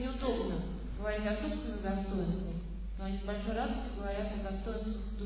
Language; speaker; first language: Russian; native; Russian